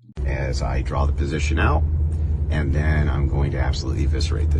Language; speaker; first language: English; native; English